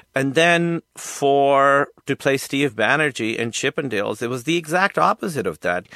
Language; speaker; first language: English; non-native, local second language; Urdu